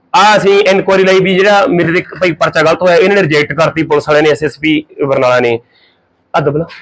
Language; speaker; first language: Punjabi; native; Punjabi